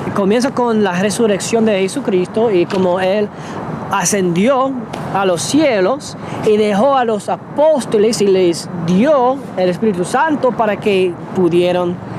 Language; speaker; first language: Spanish; non-native, fluent; English